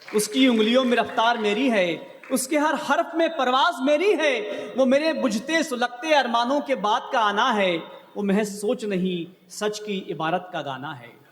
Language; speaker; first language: Hindi; native; Hindi